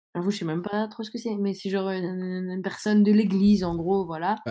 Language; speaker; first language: French; native; French